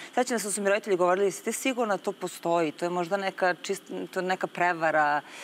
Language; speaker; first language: Serbian; native; Serbian